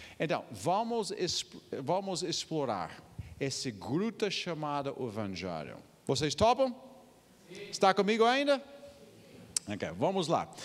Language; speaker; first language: Portuguese; non-native, fluent; English